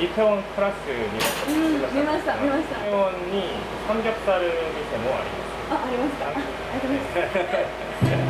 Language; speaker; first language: Japanese; non-native, learner; Korean